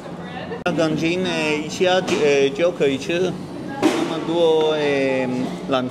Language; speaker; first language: Chinese; non-native, learner; Hebrew